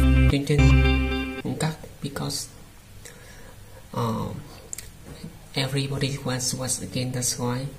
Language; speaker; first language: English; non-native, learner; Vietnamese